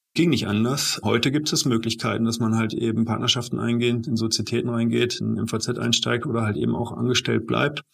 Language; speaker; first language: German; native; German